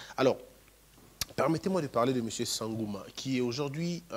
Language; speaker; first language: French; non-native, local second language; Lingala